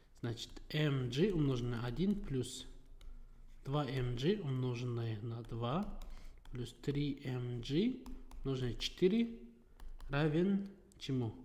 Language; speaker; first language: Russian; non-native, local second language; Kazakh